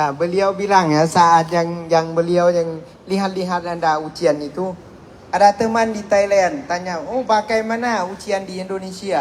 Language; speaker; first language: Indonesian; non-native, learner; Thai